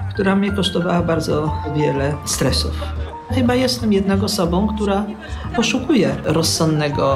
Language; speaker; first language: Polish; native; Polish